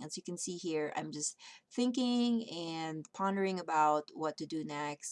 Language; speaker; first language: English; native; English